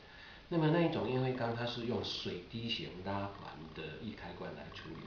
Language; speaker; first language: Chinese; native; Chinese